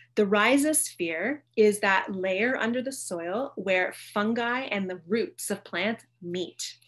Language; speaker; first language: English; native; English